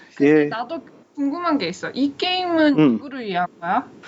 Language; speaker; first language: Korean; early bilingual, heritage; Korean